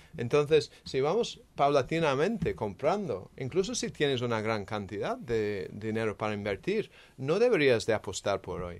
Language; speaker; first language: Spanish; non-native, fluent; English